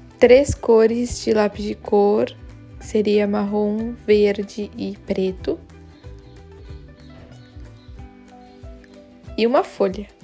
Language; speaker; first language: Portuguese; non-native, fluent; Korean